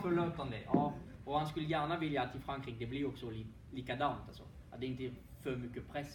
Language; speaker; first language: Swedish; non-native, fluent; French